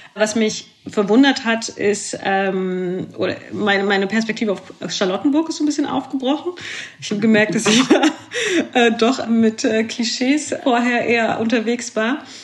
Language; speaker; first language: German; early bilingual, other home language; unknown